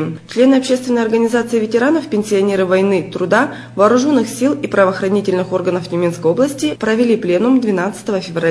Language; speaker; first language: Russian; native; Russian